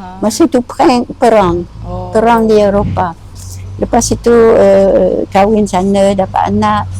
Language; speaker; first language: Malay; non-native, fluent; French